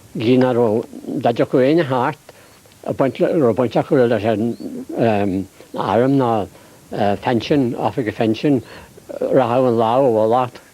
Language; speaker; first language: Irish; native; Irish